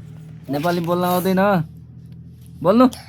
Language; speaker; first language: Nepali; non-native, local second language; Maithili